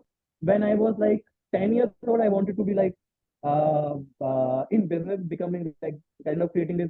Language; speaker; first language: English; non-native, local second language; Hindi